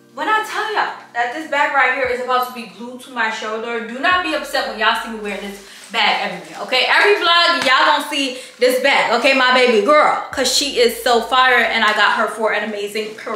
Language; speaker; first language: English; native; English